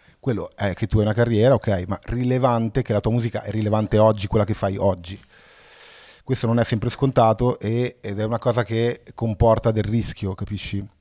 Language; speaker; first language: Italian; native; Italian